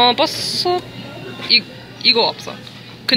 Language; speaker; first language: Korean; non-native, learner; English